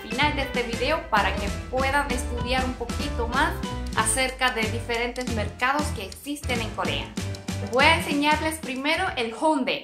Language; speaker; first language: Spanish; non-native, fluent; Korean